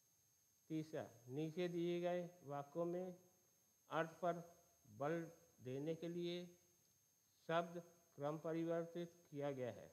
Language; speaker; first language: Hindi; native; Hindi